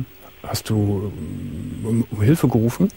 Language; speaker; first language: German; native; German